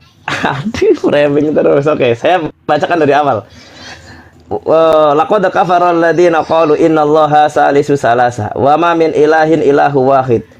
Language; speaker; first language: Indonesian; native; Indonesian